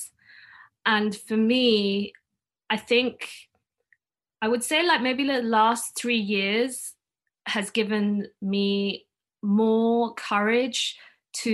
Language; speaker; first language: English; non-native, local second language; Cantonese